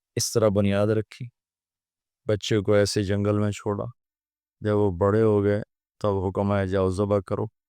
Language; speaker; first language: Urdu; non-native, local second language; Punjabi